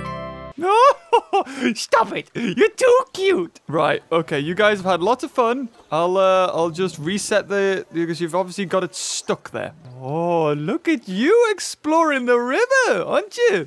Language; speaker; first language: English; native; English